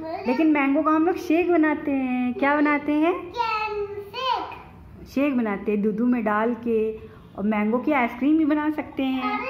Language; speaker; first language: Hindi; native; Hindi